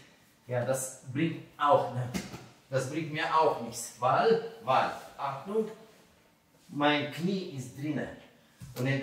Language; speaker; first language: German; non-native, fluent; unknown